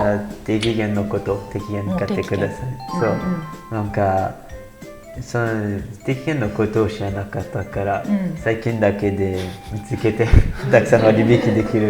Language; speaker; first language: Japanese; non-native, learner; French